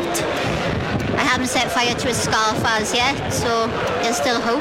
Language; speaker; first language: English; native; English